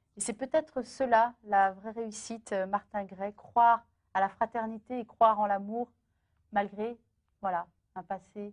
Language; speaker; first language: French; native; French